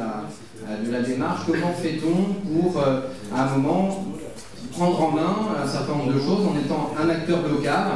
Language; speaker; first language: French; native; French